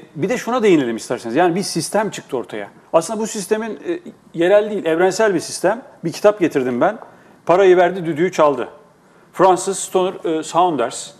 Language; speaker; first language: Turkish; native; Turkish